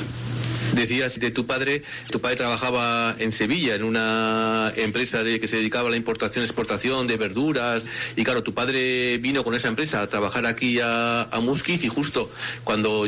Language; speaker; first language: Spanish; native; Spanish